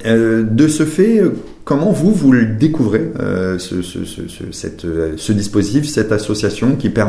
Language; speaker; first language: French; native; French